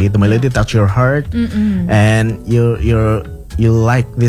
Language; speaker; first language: English; non-native, fluent; Indonesian